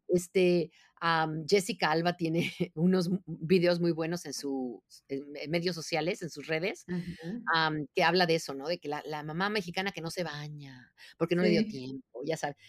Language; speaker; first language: Spanish; native; Spanish